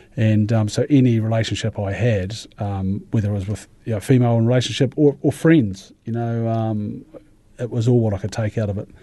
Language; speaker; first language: English; native; English